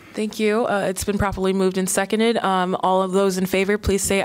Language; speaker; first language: English; native; English